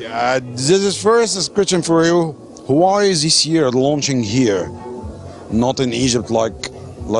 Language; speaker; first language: English; non-native, learner; Arabic